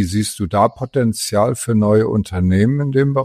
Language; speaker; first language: German; native; German